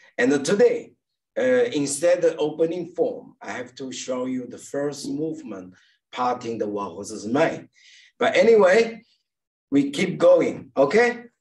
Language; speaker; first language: English; non-native, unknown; Chinese